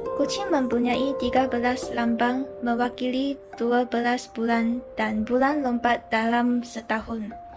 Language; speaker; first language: Malay; non-native, local second language; Chinese